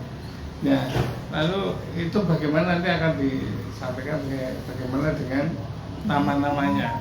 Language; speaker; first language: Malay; non-native, local second language; Javanese